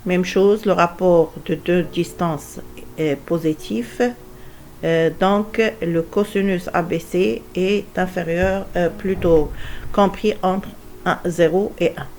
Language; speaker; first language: French; non-native, local second language; Arabic